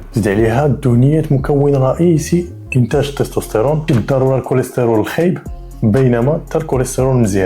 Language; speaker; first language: Arabic; native; Arabic